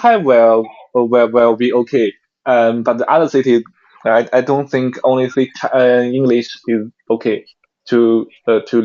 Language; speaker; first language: English; non-native, learner; Chinese